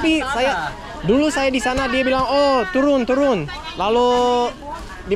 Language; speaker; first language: Indonesian; non-native, learner; English